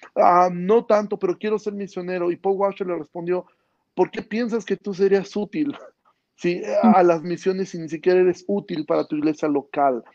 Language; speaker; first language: Spanish; native; Spanish